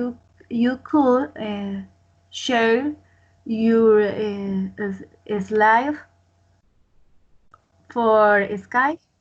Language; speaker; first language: English; non-native, learner; Spanish